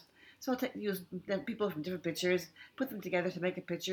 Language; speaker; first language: English; native; English